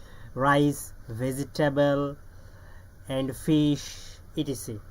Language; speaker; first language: English; non-native, learner; Bangla